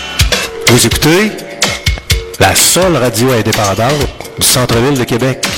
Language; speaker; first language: French; native; French